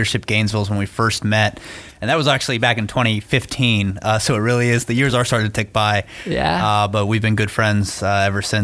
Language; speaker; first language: English; native; English